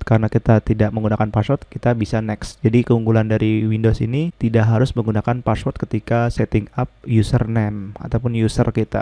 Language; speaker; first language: Indonesian; native; Indonesian